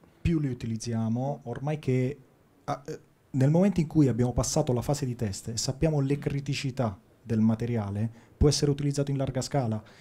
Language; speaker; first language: Italian; native; Italian